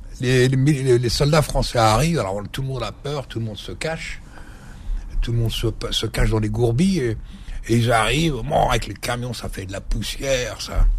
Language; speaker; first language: French; early bilingual, other home language; Arabic